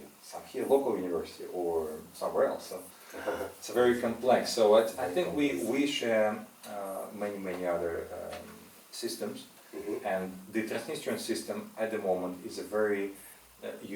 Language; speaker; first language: English; non-native, fluent; Russian